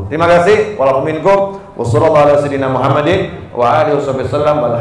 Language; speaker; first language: Indonesian; native; Indonesian